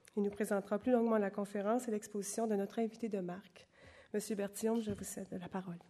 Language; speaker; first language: French; native; French